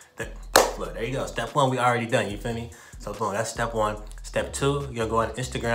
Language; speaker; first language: English; native; English